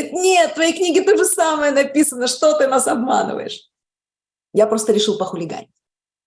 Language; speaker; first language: Russian; native; Russian